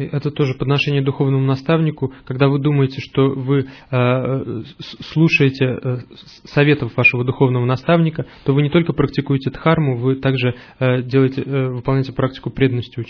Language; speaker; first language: Russian; native; Russian